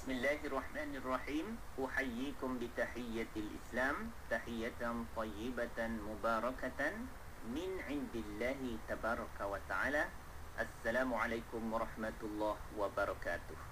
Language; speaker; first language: Arabic; non-native, fluent; Malay